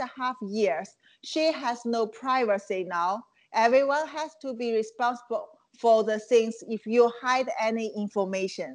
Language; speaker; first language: English; non-native, fluent; Chinese